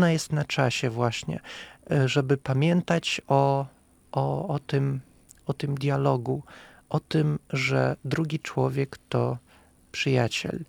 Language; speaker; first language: Polish; non-native, fluent; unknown